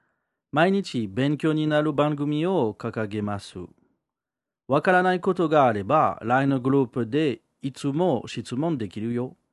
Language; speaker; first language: Japanese; non-native, learner; French